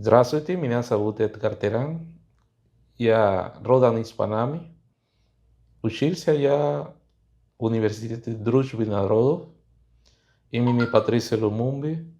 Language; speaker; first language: Russian; non-native, fluent; Spanish